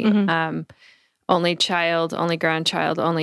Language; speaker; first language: English; native; English